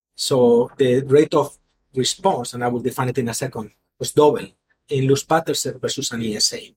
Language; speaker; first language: English; non-native, fluent; Spanish